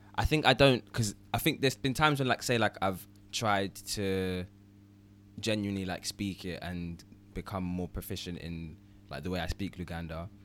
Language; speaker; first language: English; early bilingual, other home language; Ganda